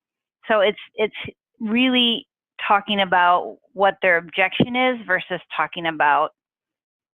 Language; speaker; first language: English; native; English